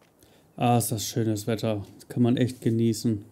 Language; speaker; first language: German; native; German